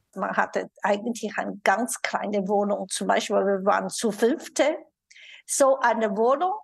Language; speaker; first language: German; non-native, fluent; Chinese